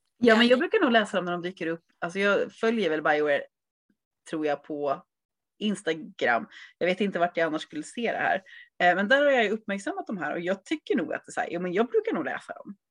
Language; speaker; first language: Swedish; native; Swedish